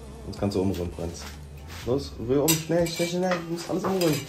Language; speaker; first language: German; native; German